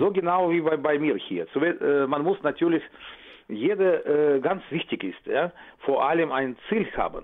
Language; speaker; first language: German; non-native, fluent; Russian